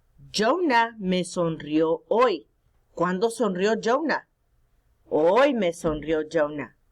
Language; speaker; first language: Spanish; early bilingual, heritage; Spanish